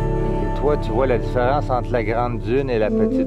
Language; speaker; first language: French; native; French